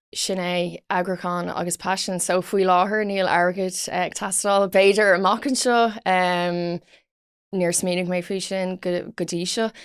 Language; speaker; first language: Irish; non-native, local second language; English